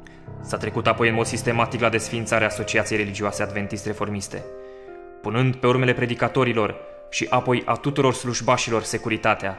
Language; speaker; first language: Romanian; native; Romanian